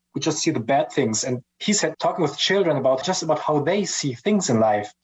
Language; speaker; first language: English; non-native, fluent; German